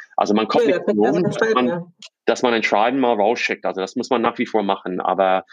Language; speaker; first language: German; non-native, fluent; English